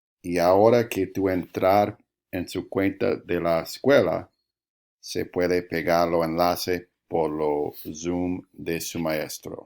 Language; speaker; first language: Spanish; non-native, learner; English